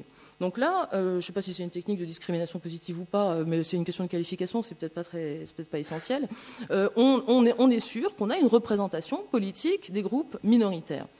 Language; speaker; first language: French; native; French